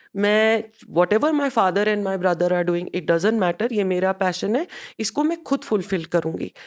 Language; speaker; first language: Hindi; non-native, local second language; Punjabi